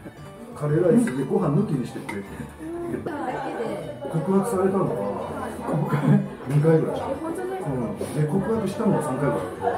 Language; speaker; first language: Japanese; native; Japanese